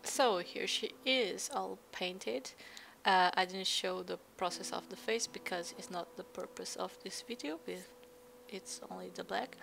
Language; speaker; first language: English; non-native, fluent; Portuguese